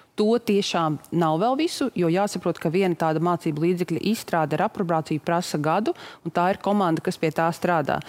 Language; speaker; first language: Latvian; native; Latvian